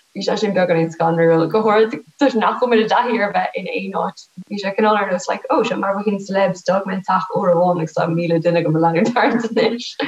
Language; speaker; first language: Irish; non-native, local second language; English